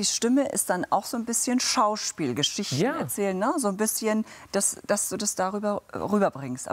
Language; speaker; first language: German; native; German